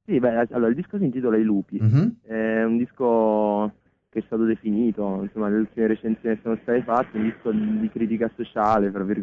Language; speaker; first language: Italian; native; Italian